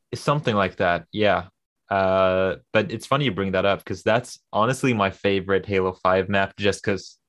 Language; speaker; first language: English; non-native, fluent; Swedish